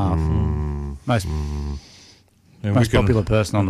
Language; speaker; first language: English; native; English